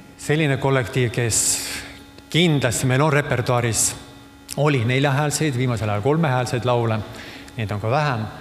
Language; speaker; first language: Estonian; native; Estonian